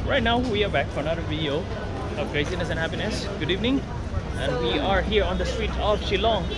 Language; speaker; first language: English; non-native, local second language; Filipino